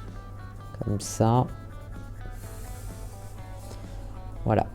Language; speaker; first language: French; native; French